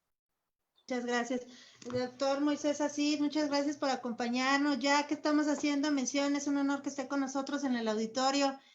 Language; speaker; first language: Spanish; native; Spanish